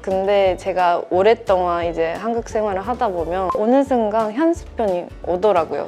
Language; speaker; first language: Korean; non-native, fluent; Japanese